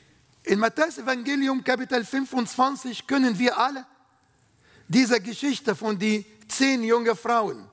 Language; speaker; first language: German; non-native, learner; Arabic